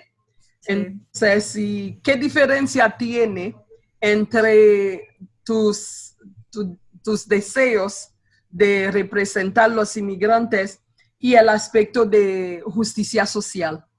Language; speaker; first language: Spanish; non-native, fluent; Haitian Creole